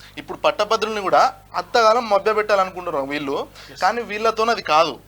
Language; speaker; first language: Telugu; non-native, local second language; Lambadi